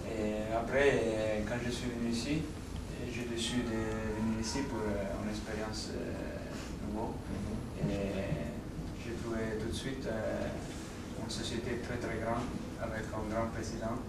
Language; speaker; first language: French; non-native, fluent; Italian